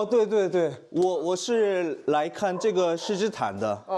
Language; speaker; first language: Chinese; non-native, learner; Korean